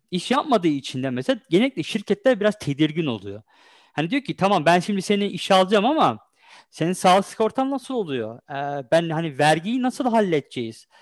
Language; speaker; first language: Turkish; early bilingual, heritage; Turkish